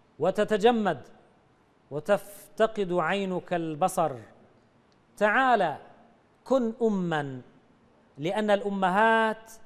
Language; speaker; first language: Arabic; native; Arabic